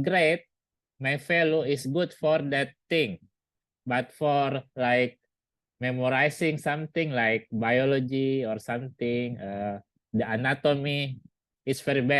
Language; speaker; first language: English; non-native, learner; Indonesian